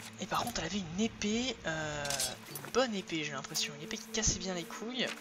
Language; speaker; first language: French; native; French